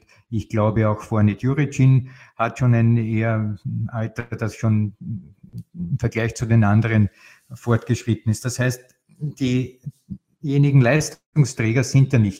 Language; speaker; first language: German; native; German